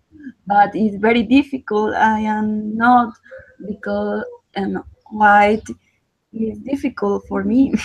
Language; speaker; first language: English; non-native, learner; Spanish